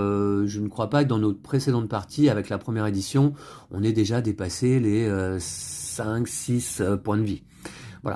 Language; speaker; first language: French; native; French